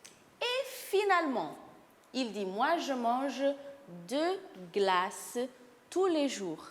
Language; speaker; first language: French; non-native, fluent; Portuguese